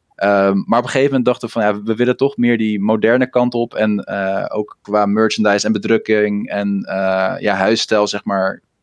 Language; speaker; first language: Dutch; early bilingual, other home language; Russian